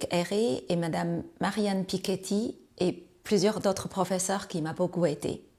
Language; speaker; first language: French; non-native, fluent; Chinese